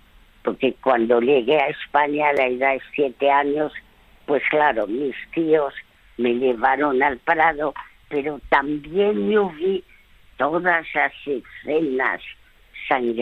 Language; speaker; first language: Spanish; early bilingual, other home language; French